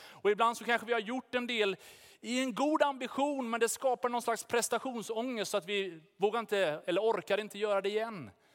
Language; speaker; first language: Swedish; native; Swedish